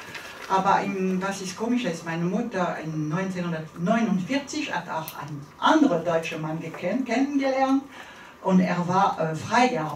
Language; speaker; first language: German; early bilingual, heritage; French